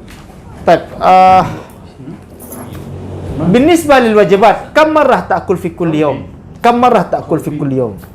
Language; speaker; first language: Arabic; non-native, fluent; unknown